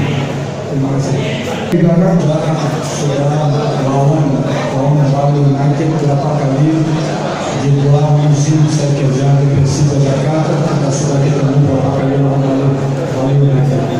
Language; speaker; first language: Indonesian; non-native, fluent; Portuguese